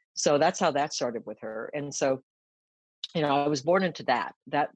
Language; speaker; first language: English; early bilingual, other home language; Japanese